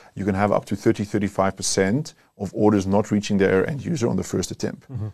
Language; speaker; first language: English; non-native, fluent; Dutch